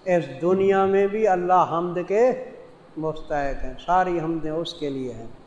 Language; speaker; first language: Urdu; non-native, local second language; Saraiki